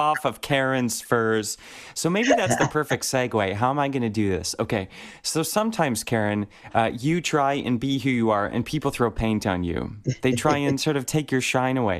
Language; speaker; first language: English; native; English